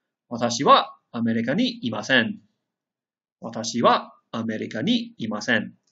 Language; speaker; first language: Japanese; non-native, fluent; English